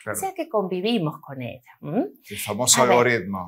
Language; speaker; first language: Spanish; native; Spanish